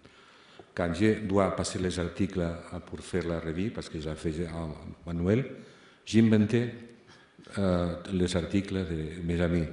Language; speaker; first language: French; non-native, fluent; Spanish